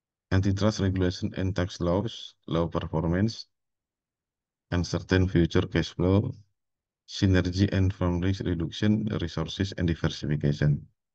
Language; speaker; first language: English; non-native, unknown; Indonesian